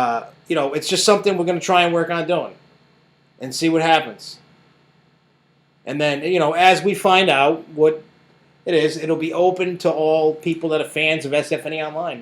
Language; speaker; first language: English; native; English